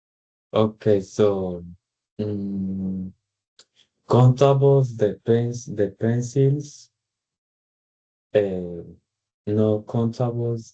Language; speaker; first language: English; non-native, learner; Spanish